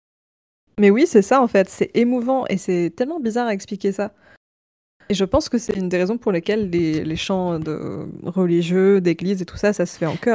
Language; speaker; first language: French; native; French